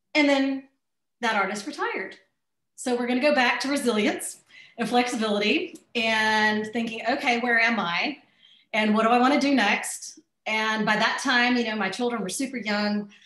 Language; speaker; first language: English; native; English